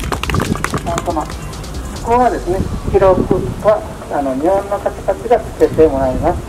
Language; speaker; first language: Japanese; native; Japanese